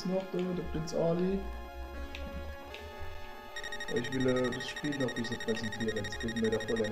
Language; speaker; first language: German; native; German